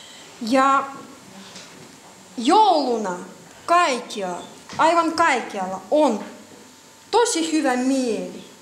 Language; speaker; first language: Finnish; non-native, learner; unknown